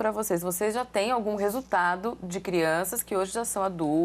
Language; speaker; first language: Portuguese; native; Portuguese